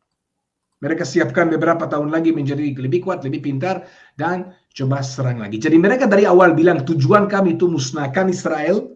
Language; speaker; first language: Indonesian; non-native, fluent; Hebrew